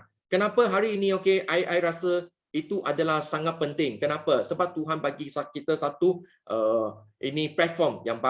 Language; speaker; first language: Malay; non-native, local second language; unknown